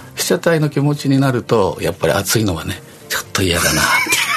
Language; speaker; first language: Japanese; native; Japanese